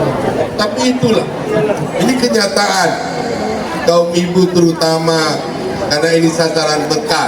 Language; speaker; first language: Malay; non-native, local second language; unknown